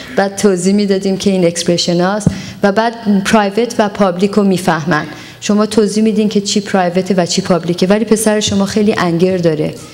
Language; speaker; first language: Persian; native; Persian